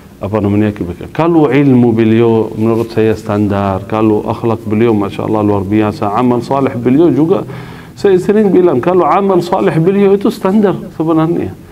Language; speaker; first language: Malay; non-native, fluent; Arabic